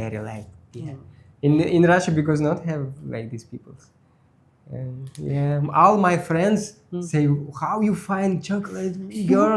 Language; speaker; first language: English; non-native, learner; Russian